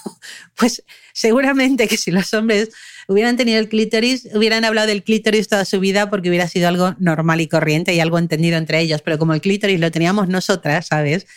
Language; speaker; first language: Spanish; native; Spanish